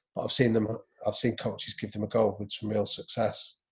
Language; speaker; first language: English; native; English